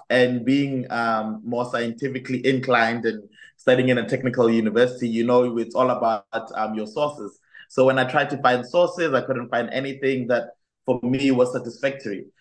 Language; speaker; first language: English; non-native, local second language; Tswana